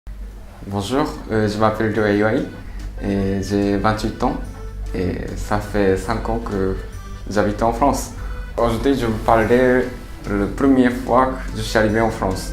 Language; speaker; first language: French; non-native, learner; Japanese